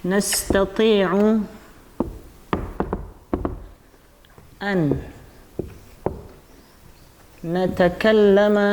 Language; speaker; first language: Arabic; non-native, fluent; Indonesian